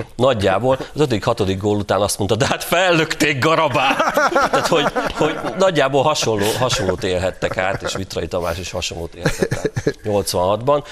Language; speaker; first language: Hungarian; native; Hungarian